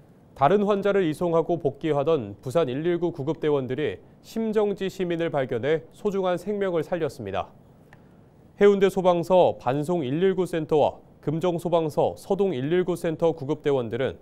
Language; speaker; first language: Korean; native; Korean